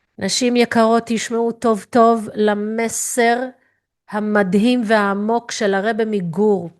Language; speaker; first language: Hebrew; non-native, fluent; English